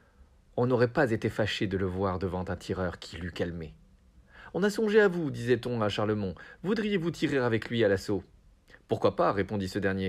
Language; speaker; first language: French; native; French